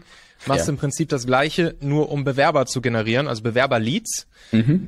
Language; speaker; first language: German; native; German